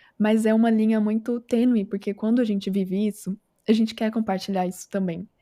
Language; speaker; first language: Portuguese; native; Portuguese